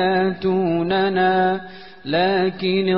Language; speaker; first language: Arabic; native; Arabic